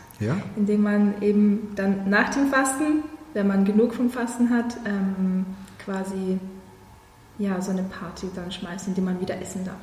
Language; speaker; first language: German; non-native, fluent; Russian